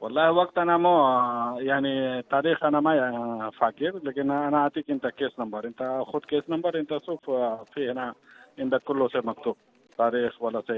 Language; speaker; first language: Arabic; non-native, learner; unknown